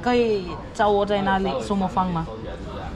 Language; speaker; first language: Chinese; non-native, learner; Filipino